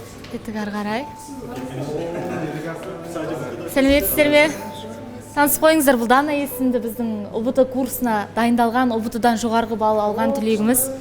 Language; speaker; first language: Kazakh; native; Kazakh